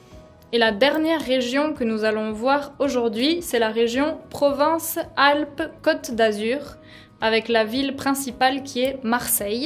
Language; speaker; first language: French; non-native, fluent; Spanish